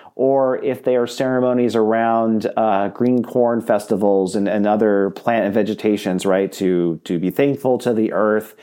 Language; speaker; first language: English; native; English